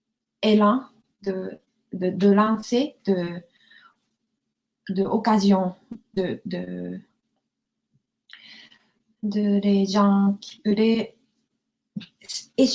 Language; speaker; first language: French; non-native, learner; Japanese